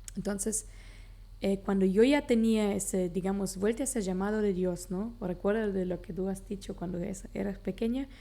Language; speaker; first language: Spanish; non-native, local second language; Plautdietsch